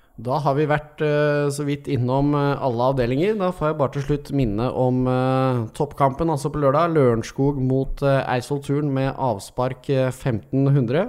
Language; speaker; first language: Norwegian; native; Norwegian